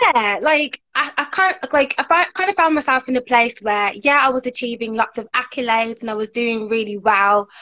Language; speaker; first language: English; native; English